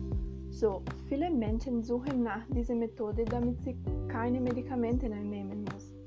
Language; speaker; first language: German; non-native, learner; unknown